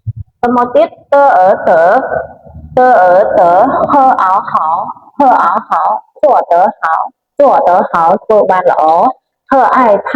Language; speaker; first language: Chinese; non-native, fluent; Khmer